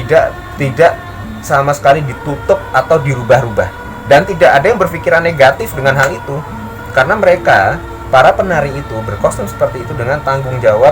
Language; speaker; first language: Indonesian; native; Indonesian